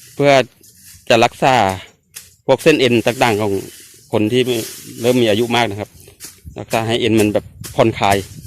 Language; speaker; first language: Thai; non-native, local second language; Northeastern Thai